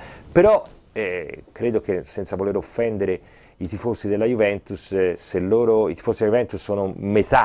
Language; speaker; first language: Italian; native; Italian